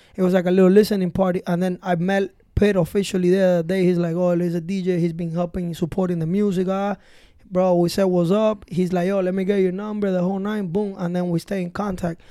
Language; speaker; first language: English; early bilingual, other home language; Spanish